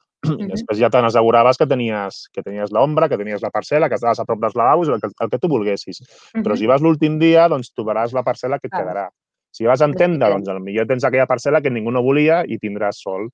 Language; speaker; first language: Catalan; native; Catalan